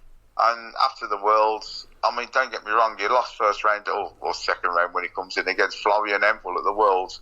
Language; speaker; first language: English; native; English